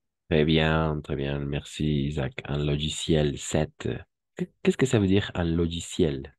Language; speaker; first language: French; non-native, fluent; Spanish